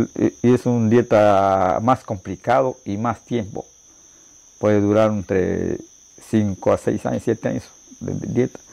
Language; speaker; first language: Spanish; non-native, local second language; Shipibo-Conibo